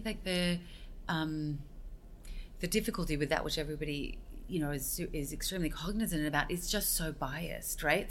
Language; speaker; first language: English; native; English